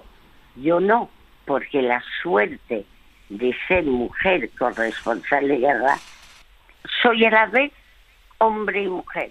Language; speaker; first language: Spanish; early bilingual, other home language; French